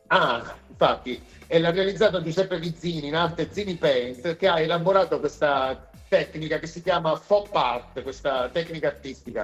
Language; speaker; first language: Italian; native; Italian